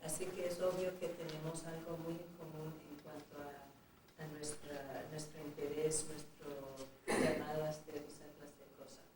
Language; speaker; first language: Spanish; non-native, fluent; English